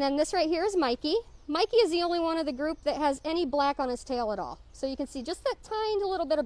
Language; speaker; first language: English; native; English